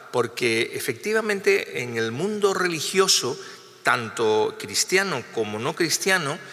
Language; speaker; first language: Spanish; native; Spanish